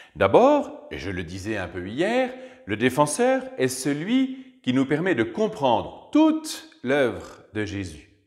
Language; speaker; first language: French; native; French